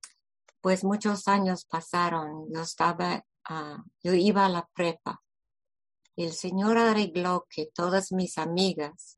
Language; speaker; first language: Spanish; non-native, fluent; English